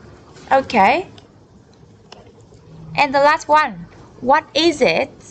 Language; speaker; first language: English; non-native, learner; Vietnamese